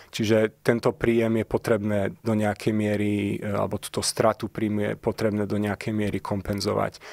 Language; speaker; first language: Slovak; early bilingual, heritage; Slovak